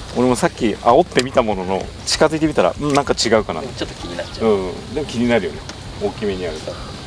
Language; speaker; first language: Japanese; native; Japanese